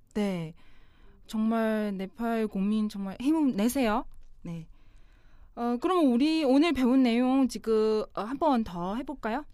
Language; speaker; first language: Korean; non-native, local second language; Chinese